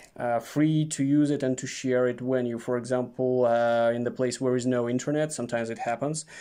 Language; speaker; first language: English; non-native, fluent; Russian